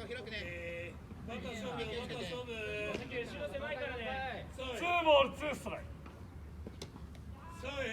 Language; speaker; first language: Japanese; native; Japanese